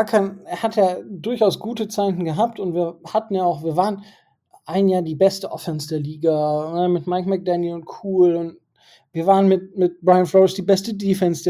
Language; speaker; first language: German; native; German